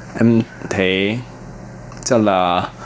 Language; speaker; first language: Vietnamese; non-native, learner; Chinese